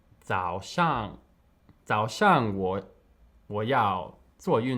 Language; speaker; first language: Chinese; non-native, learner; English